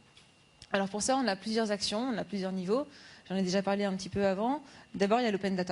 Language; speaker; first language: French; native; French